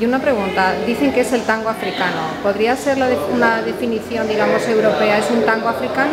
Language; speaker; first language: Spanish; native; Spanish